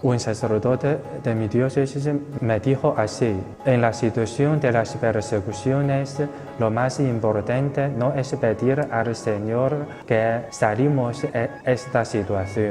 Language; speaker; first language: Spanish; non-native, learner; Chinese